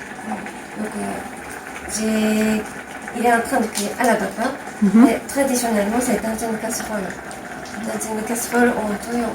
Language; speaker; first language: French; non-native, fluent; Japanese